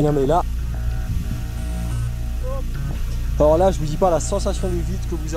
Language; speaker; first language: French; native; French